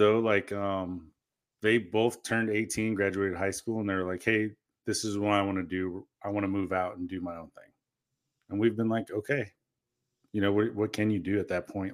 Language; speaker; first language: English; early bilingual, other home language; Korean